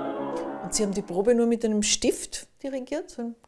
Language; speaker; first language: German; native; German